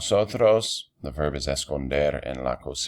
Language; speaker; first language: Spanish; non-native, fluent; English